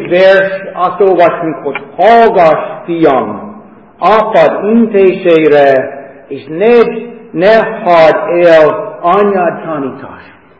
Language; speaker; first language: Hungarian; non-native, fluent; English